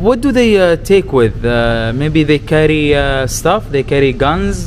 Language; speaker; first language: English; non-native, learner; Arabic